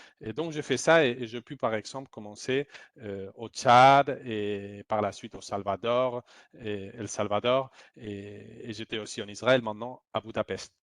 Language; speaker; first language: French; non-native, fluent; Spanish